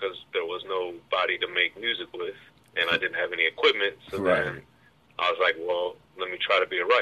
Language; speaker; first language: English; native; English